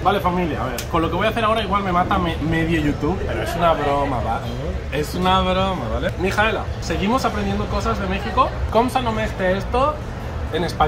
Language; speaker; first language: Spanish; native; Spanish